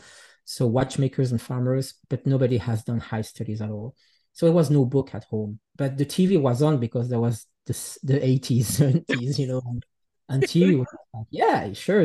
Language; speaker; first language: English; non-native, fluent; French